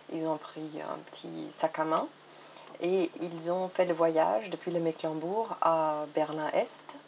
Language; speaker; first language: French; non-native, fluent; German